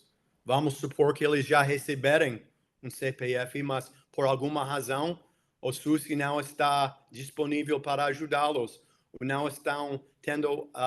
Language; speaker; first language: Portuguese; non-native, fluent; English